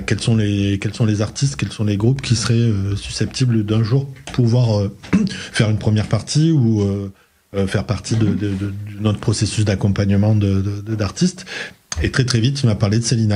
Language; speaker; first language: French; native; French